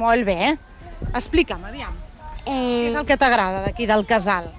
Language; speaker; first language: Catalan; native; Catalan